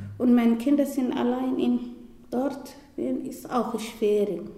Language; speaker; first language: German; non-native, learner; Somali